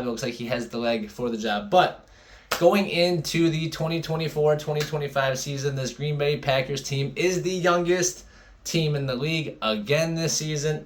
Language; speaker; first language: English; native; English